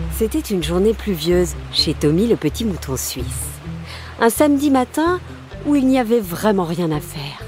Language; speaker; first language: French; native; French